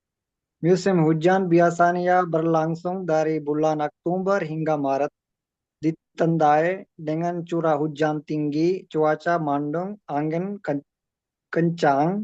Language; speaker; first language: Indonesian; non-native, learner; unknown